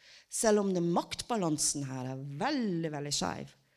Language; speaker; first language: Norwegian; non-native, fluent; English